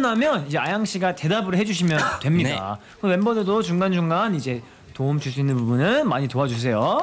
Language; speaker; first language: Korean; native; Korean